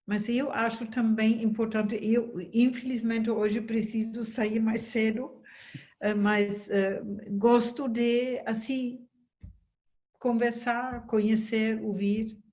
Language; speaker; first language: Portuguese; non-native, fluent; German